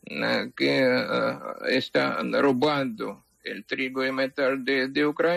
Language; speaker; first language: Spanish; non-native, fluent; Ukrainian